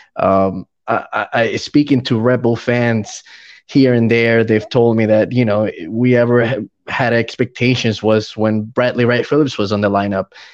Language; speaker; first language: English; native; English